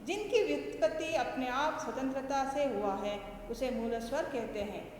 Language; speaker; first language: Hindi; non-native, local second language; Kannada